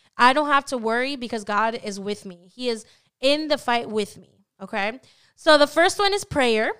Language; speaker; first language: English; native; English